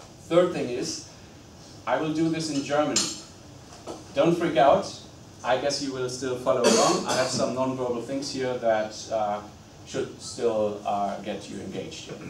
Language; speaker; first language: English; non-native, fluent; German